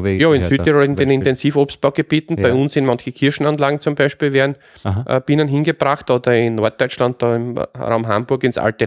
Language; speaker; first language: German; native; German